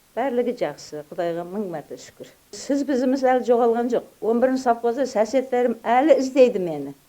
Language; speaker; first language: Uzbek; non-native, local second language; Kazakh